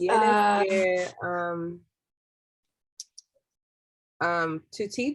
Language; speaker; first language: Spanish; non-native, learner; English